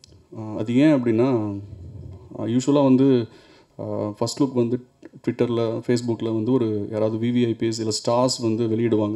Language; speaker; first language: Tamil; native; Tamil